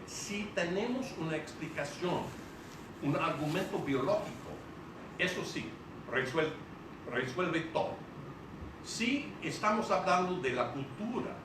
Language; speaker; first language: Spanish; non-native, fluent; English